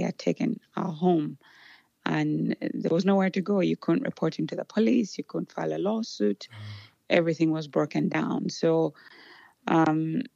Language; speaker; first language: English; non-native, local second language; Ganda